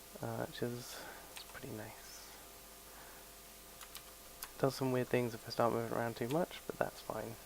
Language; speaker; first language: English; native; English